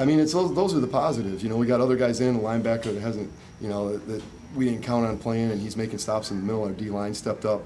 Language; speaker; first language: English; native; English